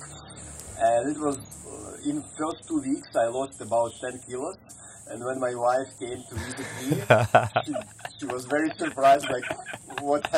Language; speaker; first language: English; non-native, fluent; Russian